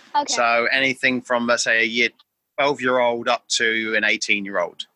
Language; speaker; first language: English; native; English